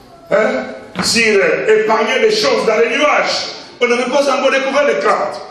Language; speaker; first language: French; non-native, local second language; Lingala